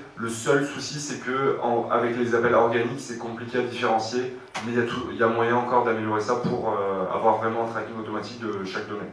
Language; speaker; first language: French; native; French